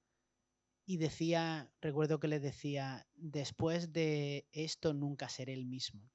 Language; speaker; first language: Spanish; native; Spanish